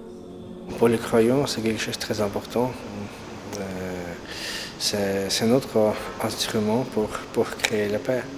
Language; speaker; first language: French; non-native, fluent; Ukrainian